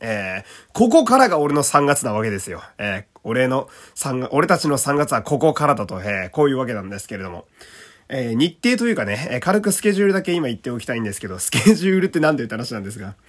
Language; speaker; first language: Japanese; native; Japanese